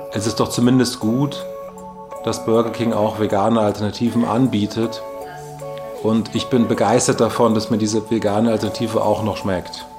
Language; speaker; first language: German; native; German